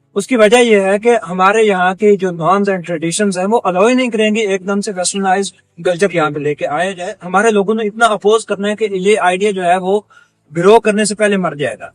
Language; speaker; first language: Urdu; non-native, local second language; Punjabi